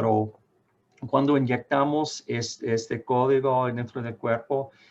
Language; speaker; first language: Spanish; non-native, fluent; English